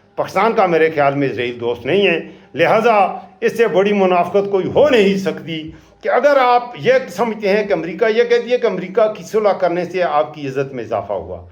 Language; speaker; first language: Urdu; non-native, local second language; Pashto